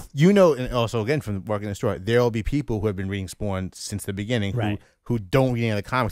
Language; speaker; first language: English; native; English